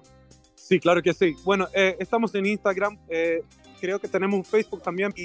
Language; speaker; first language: Spanish; non-native, fluent; Swedish